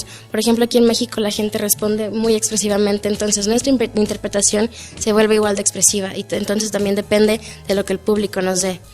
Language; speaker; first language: Spanish; native; Spanish